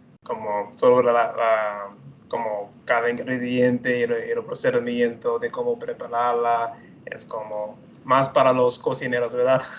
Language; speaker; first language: Spanish; non-native, fluent; English